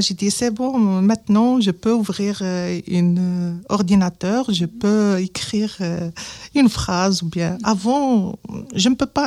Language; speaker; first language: French; non-native, learner; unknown